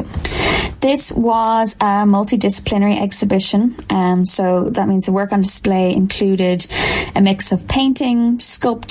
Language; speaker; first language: English; native; English